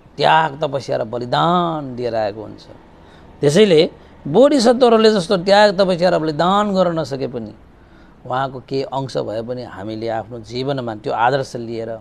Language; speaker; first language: Nepali; native; Nepali